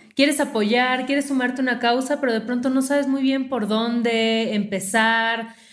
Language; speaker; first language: Spanish; native; Spanish